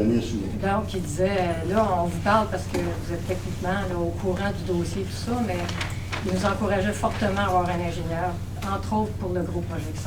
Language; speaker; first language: French; native; French